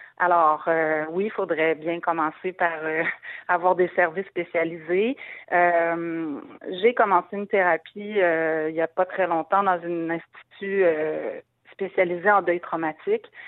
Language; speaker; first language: French; native; French